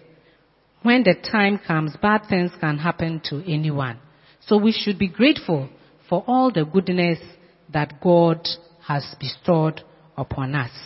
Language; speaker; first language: English; non-native, local second language; Akan